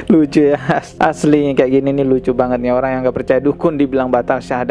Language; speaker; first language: Indonesian; native; Indonesian